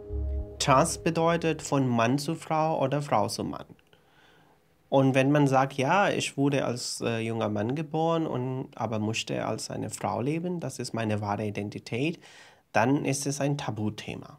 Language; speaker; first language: German; non-native, fluent; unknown